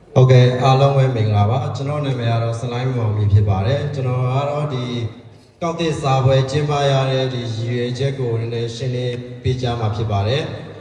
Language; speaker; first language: Burmese; non-native, local second language; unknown